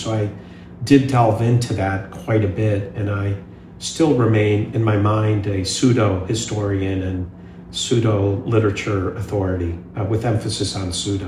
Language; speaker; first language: English; early bilingual, other home language; Hindi